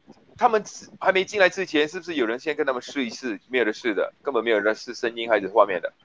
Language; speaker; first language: Chinese; native; Chinese